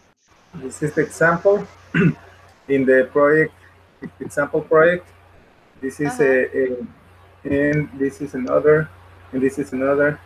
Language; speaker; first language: English; non-native, learner; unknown